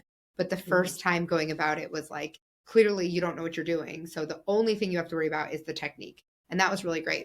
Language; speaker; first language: English; native; English